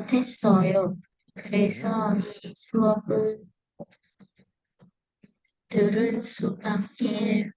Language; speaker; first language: Korean; non-native, learner; Vietnamese